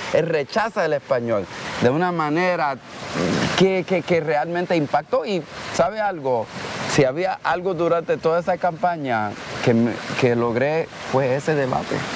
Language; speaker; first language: Spanish; early bilingual, heritage; Spanish